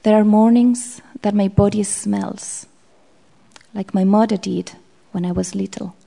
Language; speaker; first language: English; non-native, fluent; Basque